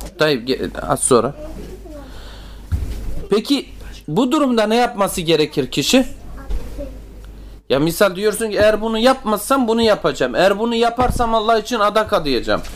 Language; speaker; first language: Turkish; native; Turkish